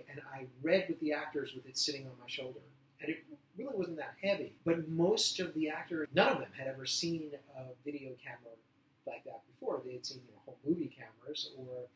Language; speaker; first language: English; native; English